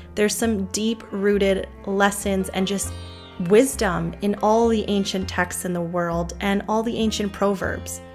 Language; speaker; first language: English; native; English